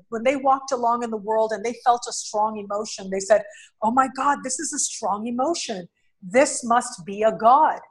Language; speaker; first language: English; native; English